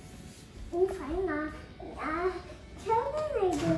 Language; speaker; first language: Vietnamese; early bilingual, heritage; Vietnamese